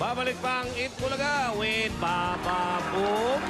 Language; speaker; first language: Filipino; native; Filipino